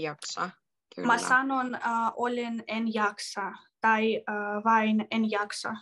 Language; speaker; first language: Finnish; non-native, learner; Russian